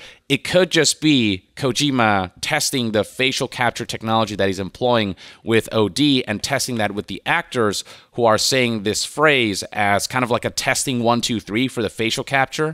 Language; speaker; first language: English; native; English